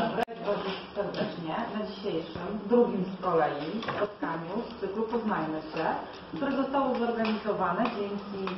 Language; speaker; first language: Polish; native; Polish